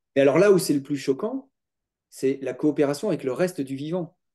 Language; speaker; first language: French; native; French